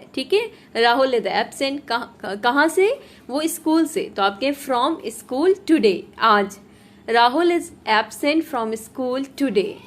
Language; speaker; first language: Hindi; native; Hindi